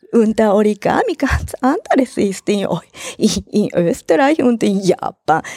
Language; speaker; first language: German; non-native, learner; Japanese